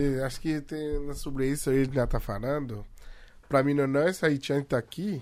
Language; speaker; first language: Portuguese; non-native, learner; Haitian Creole